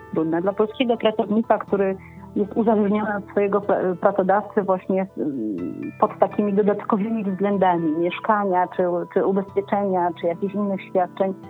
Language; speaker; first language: Polish; native; Polish